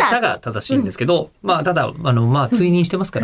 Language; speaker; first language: Japanese; native; Japanese